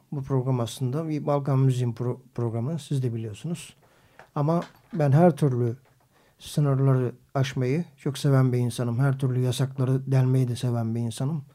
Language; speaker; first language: Turkish; native; Turkish